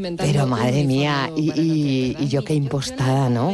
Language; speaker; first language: Spanish; native; Spanish